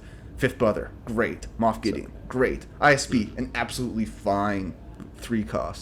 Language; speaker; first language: English; native; English